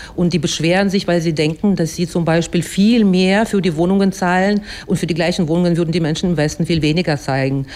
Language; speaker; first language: German; non-native, fluent; Ukrainian